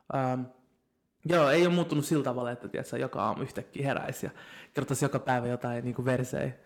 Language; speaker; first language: Finnish; native; Finnish